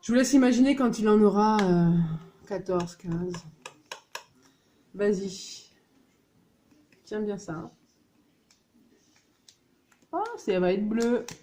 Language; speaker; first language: French; native; French